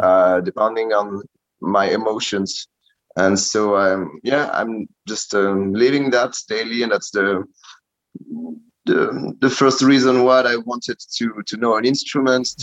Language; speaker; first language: English; non-native, learner; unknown